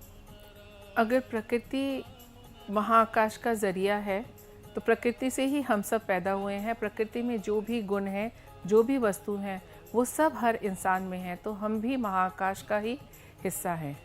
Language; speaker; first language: Hindi; native; Hindi